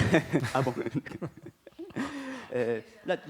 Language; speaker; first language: French; non-native, fluent; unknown